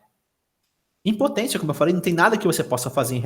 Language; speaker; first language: Portuguese; native; Portuguese